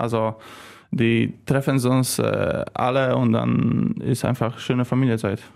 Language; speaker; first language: German; non-native, learner; Polish